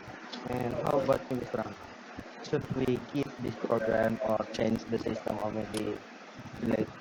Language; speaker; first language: English; non-native, learner; Indonesian